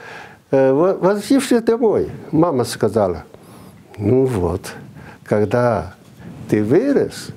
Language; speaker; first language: Russian; non-native, fluent; Chinese